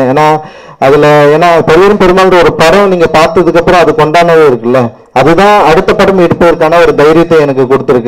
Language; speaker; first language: Tamil; native; Tamil